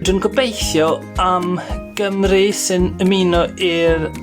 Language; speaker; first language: Welsh; non-native, learner; German